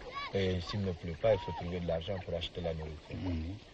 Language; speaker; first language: French; non-native, local second language; Soninke